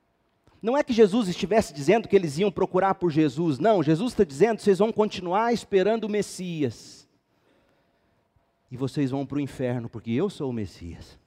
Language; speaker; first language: Portuguese; native; Portuguese